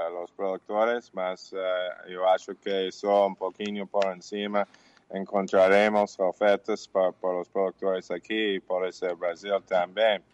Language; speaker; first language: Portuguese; non-native, learner; English